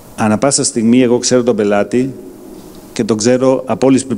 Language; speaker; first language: Greek; non-native, fluent; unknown